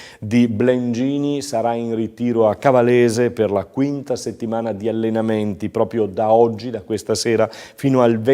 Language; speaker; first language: Italian; native; Italian